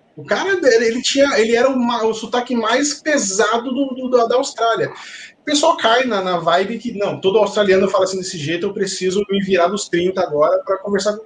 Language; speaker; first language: Portuguese; native; Portuguese